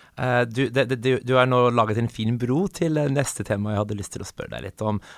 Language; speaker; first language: Norwegian; non-native, fluent; English